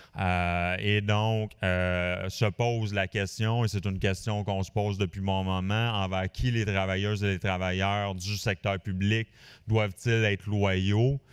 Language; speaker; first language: French; native; French